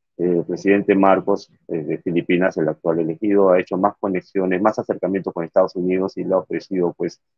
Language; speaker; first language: Spanish; native; Spanish